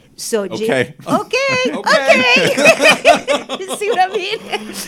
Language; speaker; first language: English; non-native, fluent; Spanish